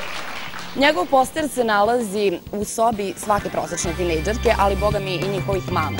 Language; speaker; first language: Serbian; native; Serbian